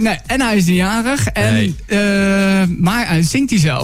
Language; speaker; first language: Dutch; native; Dutch